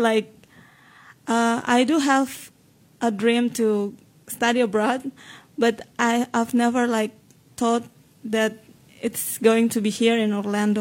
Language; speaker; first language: English; non-native, fluent; Indonesian